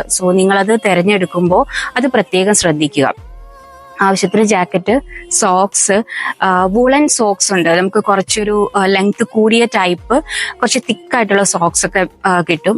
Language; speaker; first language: Malayalam; native; Malayalam